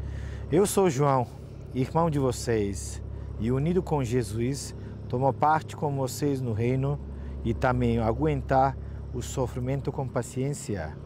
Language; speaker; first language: Portuguese; non-native, fluent; Turkish